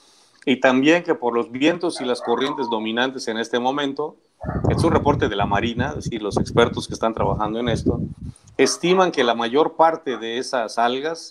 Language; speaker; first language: Spanish; native; Spanish